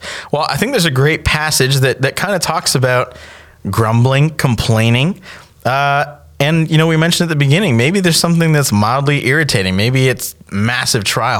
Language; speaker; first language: English; native; English